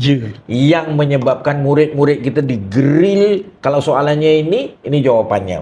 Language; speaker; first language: Malay; native; Malay